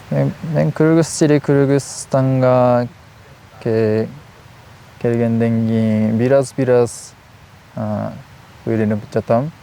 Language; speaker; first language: Kyrgyz; non-native, learner; Japanese